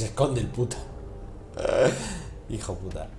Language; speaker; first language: Spanish; native; Spanish